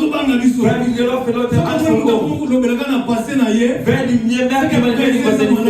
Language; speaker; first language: German; non-native, learner; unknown